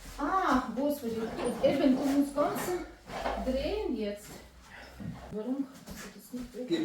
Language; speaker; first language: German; non-native, learner; Russian